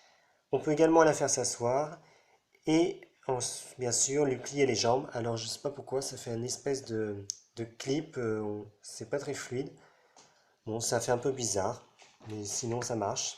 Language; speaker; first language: French; native; French